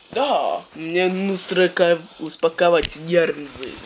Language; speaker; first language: Russian; early bilingual, heritage; Russian